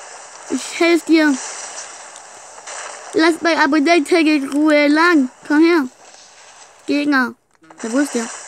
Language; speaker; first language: German; native; German